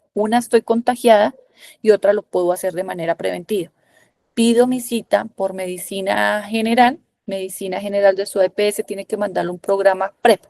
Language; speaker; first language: Spanish; native; Spanish